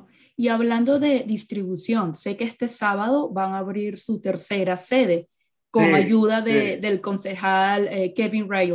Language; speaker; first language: Spanish; native; Spanish